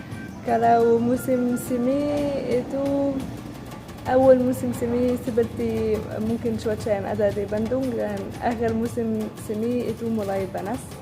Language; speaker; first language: Indonesian; non-native, fluent; Arabic